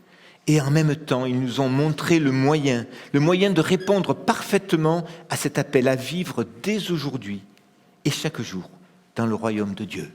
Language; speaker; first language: French; native; French